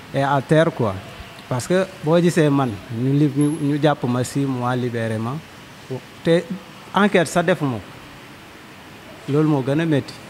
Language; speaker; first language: Wolof; non-native, local second language; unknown